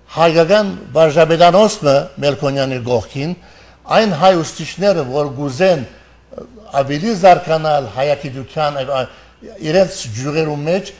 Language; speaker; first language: Armenian; early bilingual, heritage; Armenian